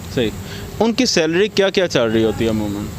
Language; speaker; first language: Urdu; non-native, local second language; Punjabi